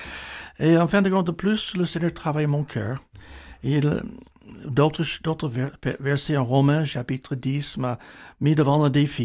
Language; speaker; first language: French; non-native, fluent; English